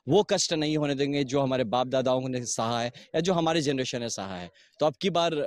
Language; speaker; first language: Hindi; native; Hindi